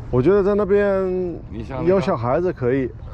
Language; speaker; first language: Chinese; non-native, fluent; English